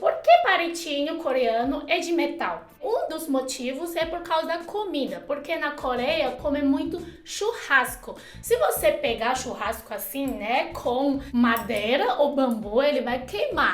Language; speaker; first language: Portuguese; non-native, fluent; Chinese